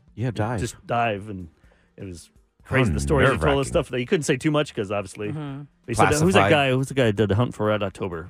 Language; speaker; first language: English; native; English